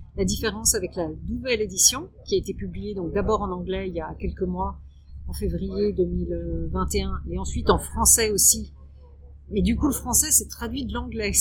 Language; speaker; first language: French; early bilingual, heritage; French